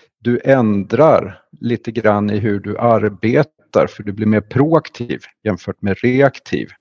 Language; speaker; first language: Swedish; native; Swedish